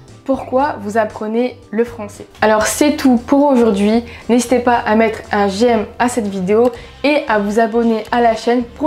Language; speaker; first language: French; native; French